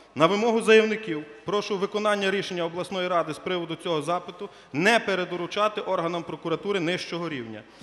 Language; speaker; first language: Ukrainian; native; Ukrainian